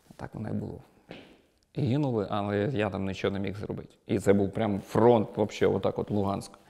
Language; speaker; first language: Ukrainian; non-native, local second language; Russian